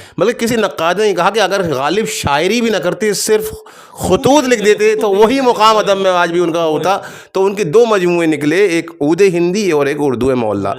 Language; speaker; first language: Urdu; native; Urdu